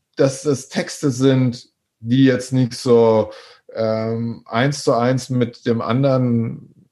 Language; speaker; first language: German; native; German